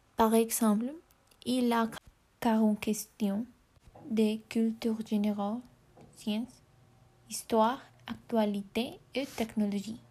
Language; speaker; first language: French; non-native, learner; Spanish